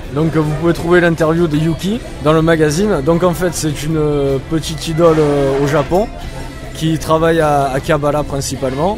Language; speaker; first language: French; native; French